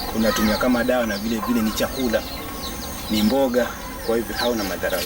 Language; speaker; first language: Swahili; non-native, local second language; Giryama